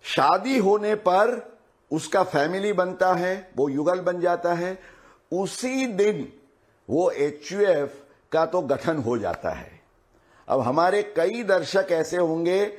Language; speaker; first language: Hindi; non-native, local second language; Gujarati